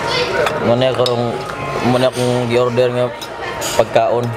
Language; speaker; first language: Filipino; non-native, local second language; Cebuano